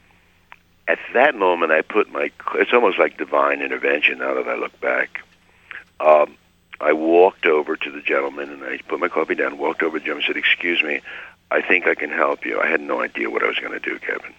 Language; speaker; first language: English; native; English